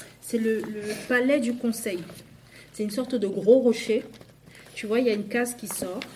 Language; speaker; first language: French; non-native, local second language; Duala